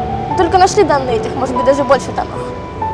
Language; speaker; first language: Russian; native; Russian